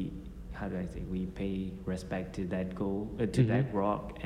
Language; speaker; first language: English; non-native, fluent; Burmese